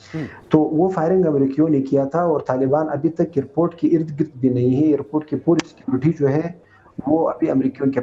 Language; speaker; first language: Hindi; non-native, fluent; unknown